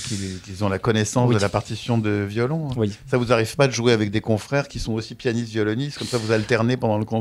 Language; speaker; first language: French; native; French